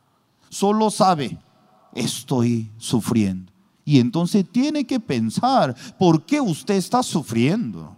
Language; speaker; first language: Spanish; non-native, learner; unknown